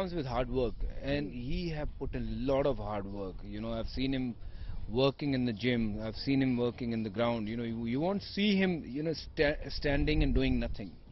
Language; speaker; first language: English; non-native, local second language; Punjabi